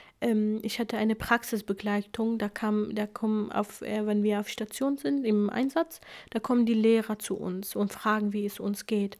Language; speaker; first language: German; non-native, fluent; Kurdish